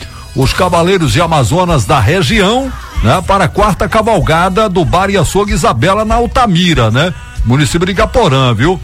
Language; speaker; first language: Portuguese; native; Portuguese